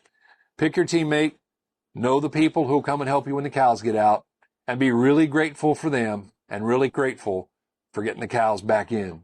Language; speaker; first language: English; native; English